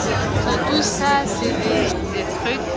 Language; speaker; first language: French; non-native, local second language; Arabic